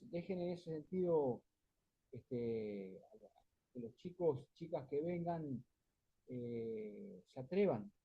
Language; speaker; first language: Spanish; native; Spanish